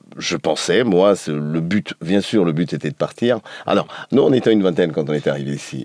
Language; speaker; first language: French; non-native, fluent; Portuguese